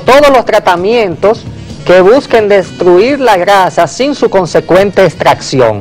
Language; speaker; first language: Spanish; native; Spanish